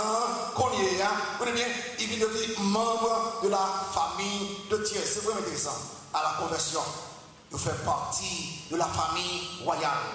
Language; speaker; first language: French; non-native, local second language; Haitian Creole